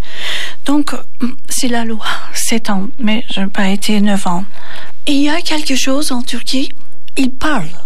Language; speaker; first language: French; non-native, fluent; Turkish